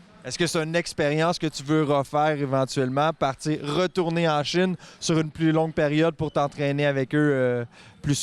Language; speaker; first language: French; native; French